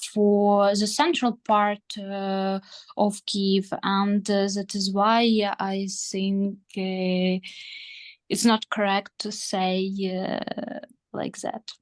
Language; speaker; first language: English; non-native, learner; Ukrainian